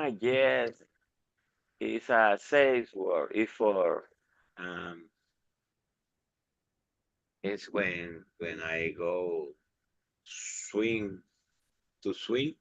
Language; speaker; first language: English; non-native, learner; Spanish